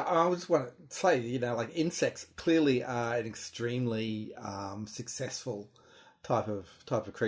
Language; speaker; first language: English; native; English